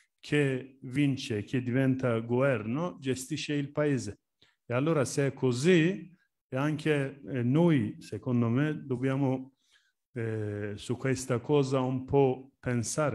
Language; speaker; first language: Italian; non-native, learner; Turkish